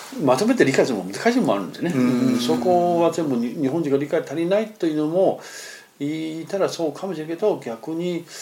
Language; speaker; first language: Japanese; non-native, fluent; Chinese